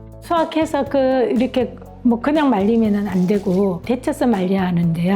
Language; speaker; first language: Korean; native; Korean